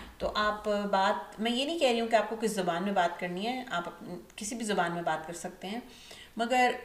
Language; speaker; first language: Urdu; native; Urdu